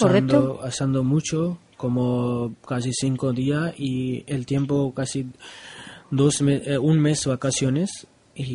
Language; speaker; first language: Spanish; non-native, learner; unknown